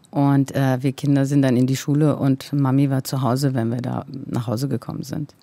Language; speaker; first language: German; early bilingual, other home language; Persian